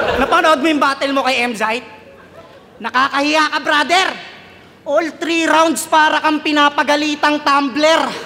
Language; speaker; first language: Filipino; native; Filipino